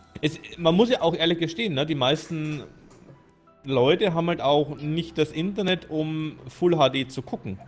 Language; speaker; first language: German; native; German